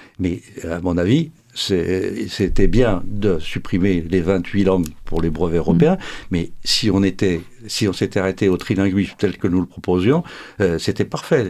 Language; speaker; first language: French; native; French